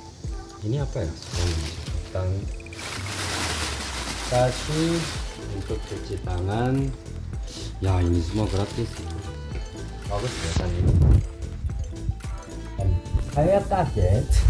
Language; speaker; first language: Indonesian; non-native, learner; Korean